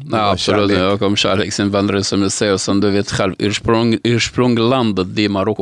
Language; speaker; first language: Swedish; non-native, fluent; Arabic